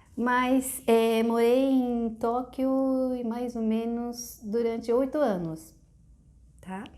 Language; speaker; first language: Portuguese; non-native, fluent; Japanese